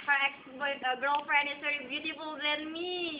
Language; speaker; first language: English; non-native, learner; Indonesian